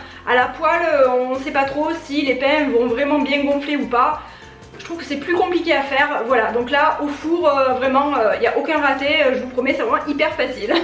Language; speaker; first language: French; native; French